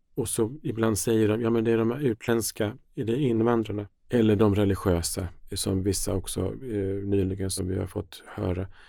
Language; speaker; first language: Swedish; early bilingual, other home language; Finnish